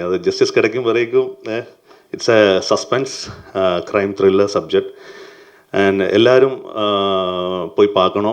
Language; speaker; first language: Tamil; non-native, learner; Malayalam